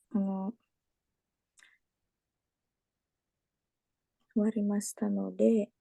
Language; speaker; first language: Japanese; non-native, learner; Indonesian